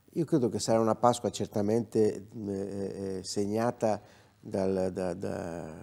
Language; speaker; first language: Italian; native; Italian